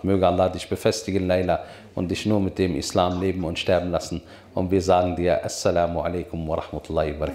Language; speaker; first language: German; native; German